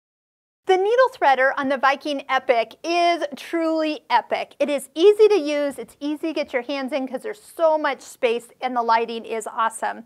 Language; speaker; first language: English; native; English